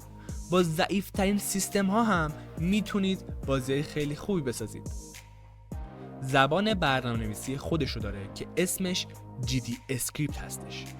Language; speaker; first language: Persian; native; Persian